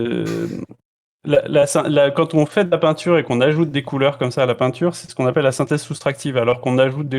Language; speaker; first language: French; native; French